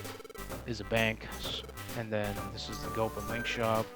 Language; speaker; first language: English; native; English